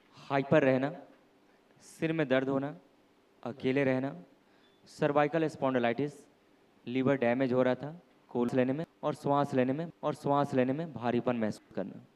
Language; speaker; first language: Hindi; native; Hindi